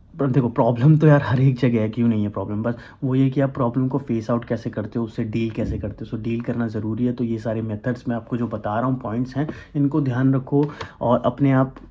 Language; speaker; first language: Hindi; native; Hindi